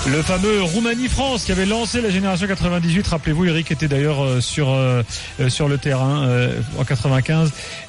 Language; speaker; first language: French; native; French